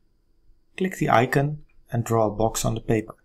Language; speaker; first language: English; non-native, fluent; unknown